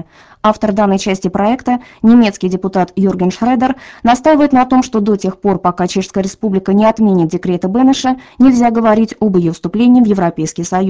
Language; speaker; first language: Russian; native; Russian